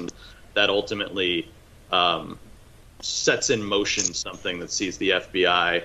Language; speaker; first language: English; native; English